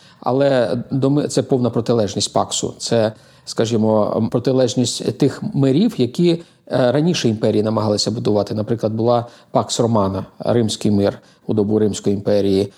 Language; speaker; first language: Ukrainian; native; Ukrainian